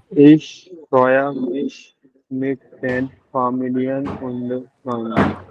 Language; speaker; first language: German; non-native, learner; Hindi